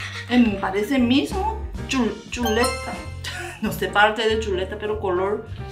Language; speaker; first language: Spanish; non-native, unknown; Korean